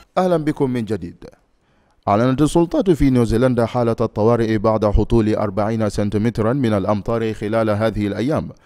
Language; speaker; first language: Arabic; non-native, fluent; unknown